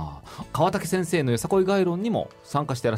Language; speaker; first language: Japanese; native; Japanese